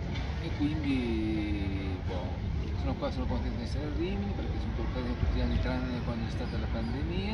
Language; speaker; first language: Italian; native; Italian